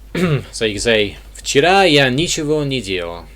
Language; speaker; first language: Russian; non-native, learner; English